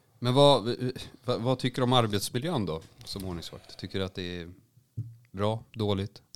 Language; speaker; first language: Swedish; native; Swedish